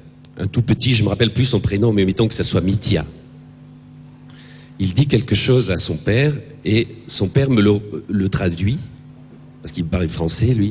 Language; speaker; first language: French; native; French